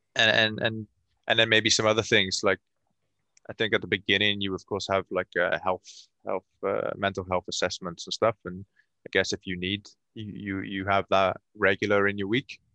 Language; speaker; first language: English; native; English